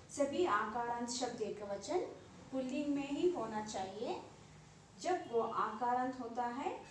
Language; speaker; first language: Hindi; non-native, local second language; Kannada